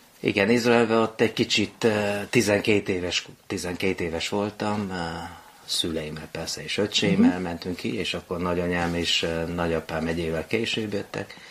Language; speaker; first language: Hungarian; native; Hungarian